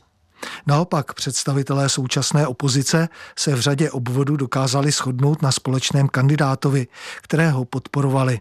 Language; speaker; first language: Czech; native; Czech